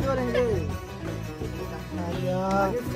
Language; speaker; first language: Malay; non-native, learner; Bangla